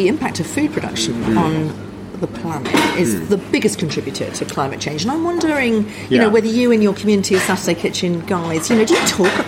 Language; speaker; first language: English; native; English